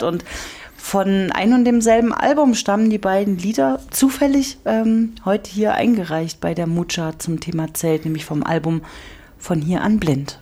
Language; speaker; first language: German; native; German